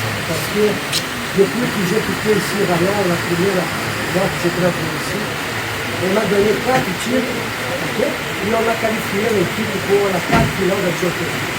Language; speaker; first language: French; non-native, learner; Portuguese